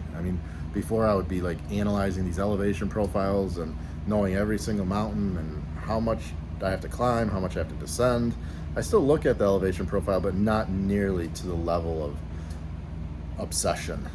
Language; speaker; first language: English; native; English